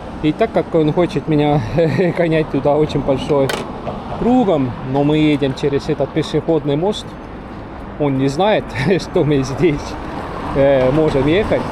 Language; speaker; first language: Russian; non-native, local second language; Estonian